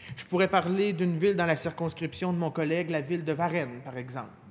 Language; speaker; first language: French; native; French